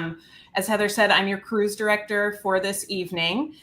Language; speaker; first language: English; native; English